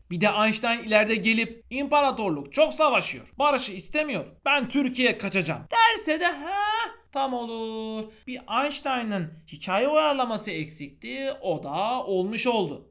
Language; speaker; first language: Turkish; native; Turkish